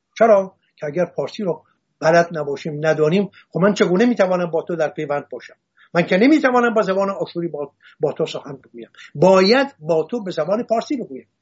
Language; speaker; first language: Persian; non-native, local second language; Assyrian Neo-Aramaic